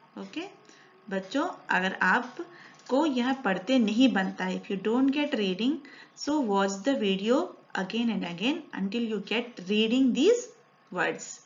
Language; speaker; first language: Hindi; non-native, local second language; Telugu